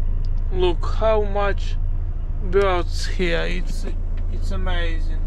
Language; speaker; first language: English; non-native, learner; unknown